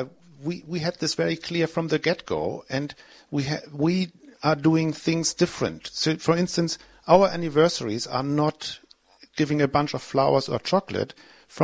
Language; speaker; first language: English; non-native, fluent; German